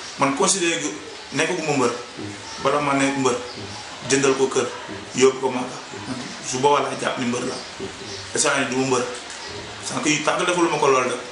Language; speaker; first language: Wolof; native; Wolof